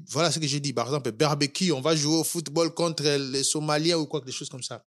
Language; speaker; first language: French; non-native, local second language; Lingala